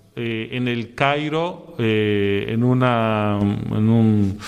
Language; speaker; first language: Spanish; native; Spanish